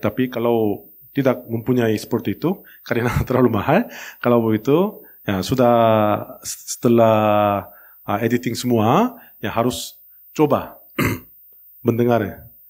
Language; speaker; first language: Indonesian; non-native, learner; Korean